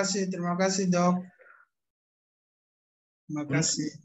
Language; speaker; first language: Indonesian; non-native, learner; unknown